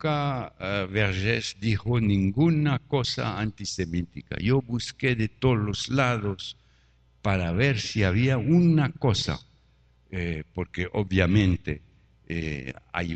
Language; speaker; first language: Spanish; non-native, fluent; French